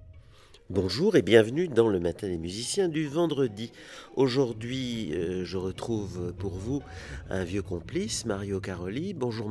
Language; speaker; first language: French; native; French